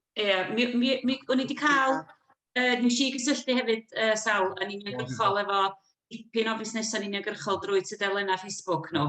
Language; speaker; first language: Welsh; native; Welsh